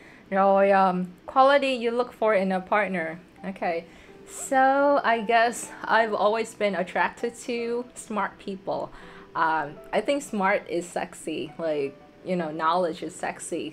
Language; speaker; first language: English; non-native, fluent; Vietnamese